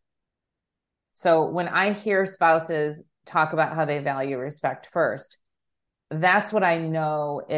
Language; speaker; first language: English; native; English